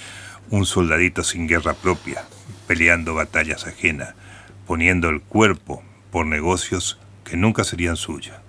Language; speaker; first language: Spanish; native; Spanish